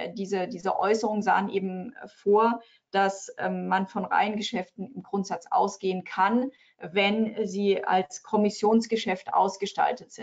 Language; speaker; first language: German; native; German